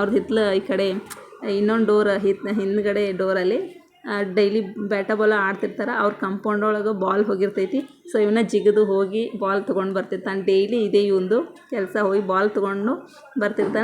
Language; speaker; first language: Kannada; native; Kannada